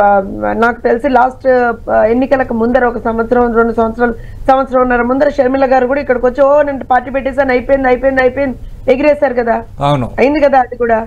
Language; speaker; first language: Telugu; native; Telugu